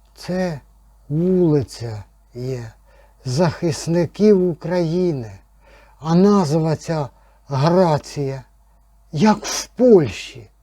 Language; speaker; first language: Ukrainian; native; Ukrainian